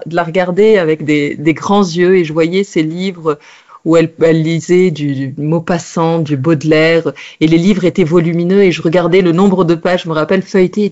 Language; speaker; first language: French; non-native, local second language; Arabic